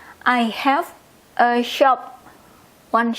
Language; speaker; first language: English; non-native, fluent; Indonesian